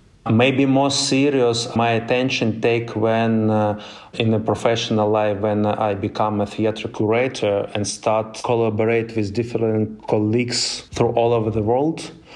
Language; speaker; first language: English; non-native, fluent; Ukrainian